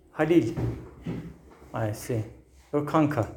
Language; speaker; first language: English; non-native, fluent; Turkish